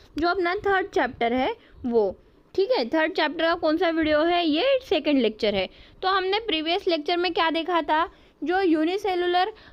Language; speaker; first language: Hindi; non-native, local second language; Marathi